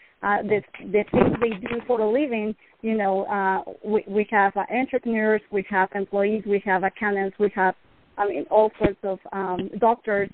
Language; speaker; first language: English; non-native, fluent; Spanish